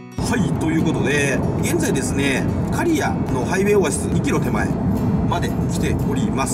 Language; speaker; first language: Japanese; native; Japanese